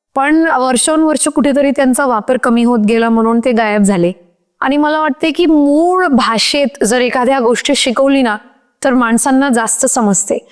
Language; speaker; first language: Marathi; non-native, local second language; Hindi